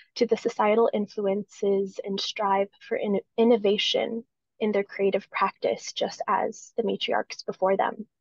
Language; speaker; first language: English; native; English